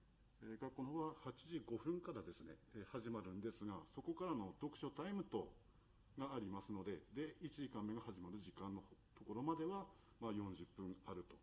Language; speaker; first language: Japanese; native; Japanese